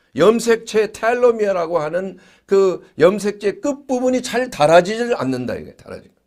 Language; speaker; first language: Korean; native; Korean